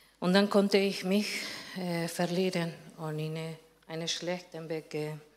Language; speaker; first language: German; non-native, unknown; Spanish